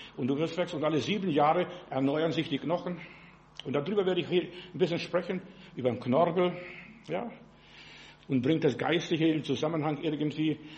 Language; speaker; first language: German; non-native, fluent; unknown